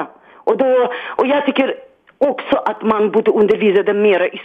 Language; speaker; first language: Swedish; non-native, learner; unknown